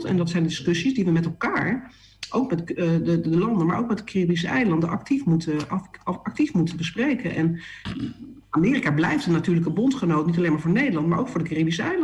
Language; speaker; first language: Dutch; native; Dutch